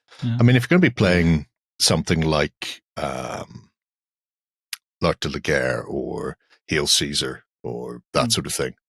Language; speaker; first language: English; native; English